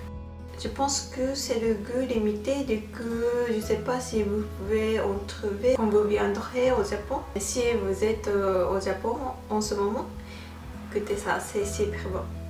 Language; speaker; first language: French; non-native, fluent; Japanese